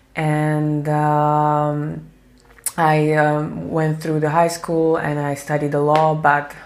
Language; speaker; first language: English; non-native, fluent; Slovak